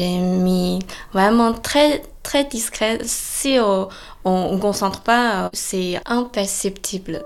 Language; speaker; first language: French; non-native, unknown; Chinese